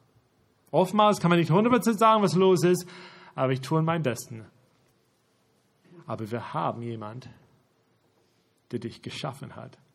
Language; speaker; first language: German; non-native, fluent; English